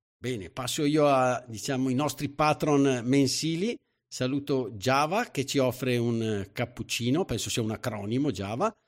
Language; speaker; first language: Italian; native; Italian